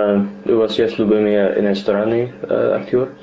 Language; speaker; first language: Russian; non-native, learner; English